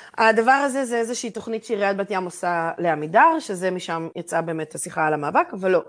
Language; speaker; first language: Hebrew; native; Hebrew